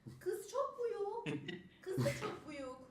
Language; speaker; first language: Turkish; non-native, learner; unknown